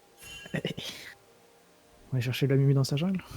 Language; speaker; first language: French; native; French